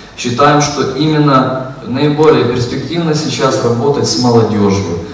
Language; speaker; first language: Russian; non-native, local second language; Ukrainian